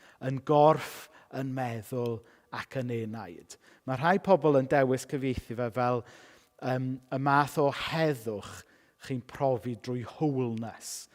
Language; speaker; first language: Welsh; native; Welsh